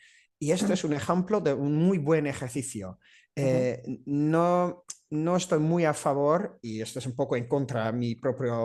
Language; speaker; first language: Spanish; non-native, fluent; Dutch